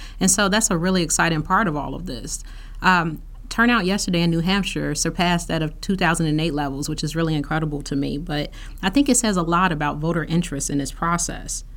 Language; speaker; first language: English; native; English